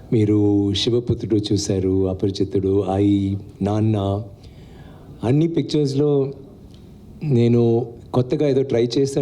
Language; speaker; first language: Telugu; non-native, learner; Tamil